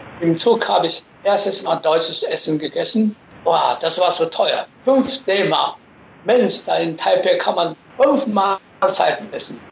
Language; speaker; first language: German; non-native, fluent; Chinese